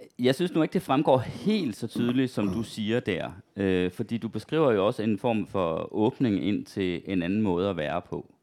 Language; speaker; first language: Danish; native; Danish